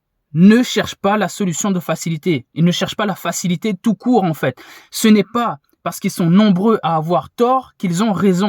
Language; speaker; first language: French; native; French